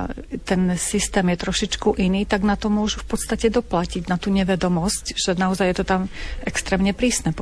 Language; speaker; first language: Slovak; native; Slovak